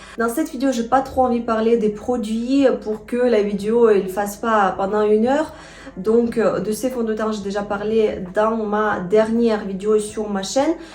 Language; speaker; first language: French; non-native, fluent; Russian